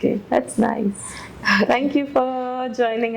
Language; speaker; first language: Hindi; native; Hindi